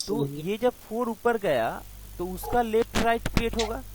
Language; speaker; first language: Hindi; non-native, local second language; Bangla